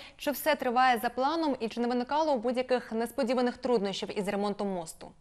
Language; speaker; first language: Ukrainian; native; Ukrainian